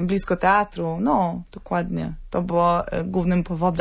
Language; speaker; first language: Polish; non-native, fluent; Norwegian